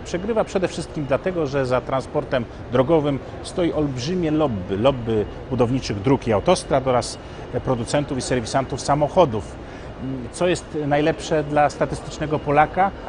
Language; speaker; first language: Polish; native; Polish